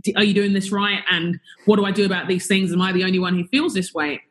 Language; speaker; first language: English; native; English